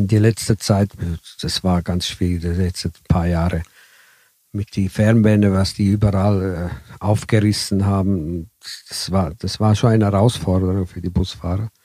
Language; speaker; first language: German; early bilingual, heritage; Italian